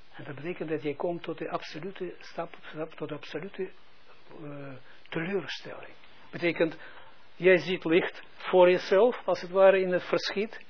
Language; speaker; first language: Dutch; non-native, fluent; Hebrew